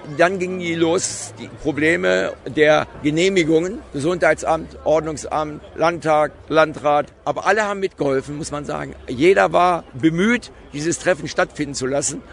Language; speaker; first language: German; native; German